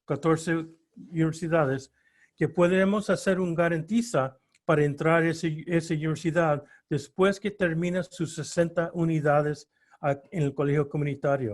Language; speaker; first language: Spanish; early bilingual, heritage; Spanish